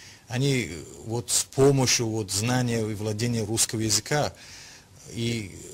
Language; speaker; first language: Russian; non-native, local second language; Tajik